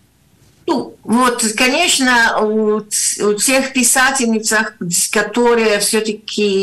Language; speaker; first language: Russian; non-native, fluent; Italian